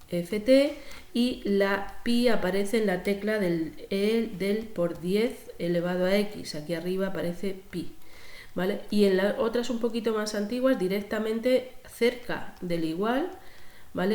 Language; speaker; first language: Spanish; native; Spanish